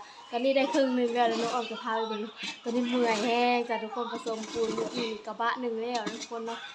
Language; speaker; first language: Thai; non-native, local second language; Northeastern Thai